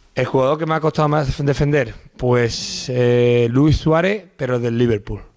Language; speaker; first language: Spanish; native; Spanish